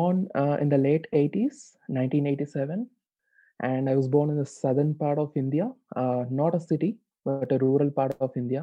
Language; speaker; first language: English; non-native, local second language; Tamil